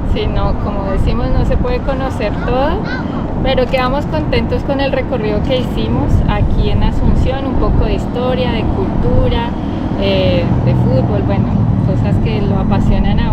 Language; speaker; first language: Spanish; native; Spanish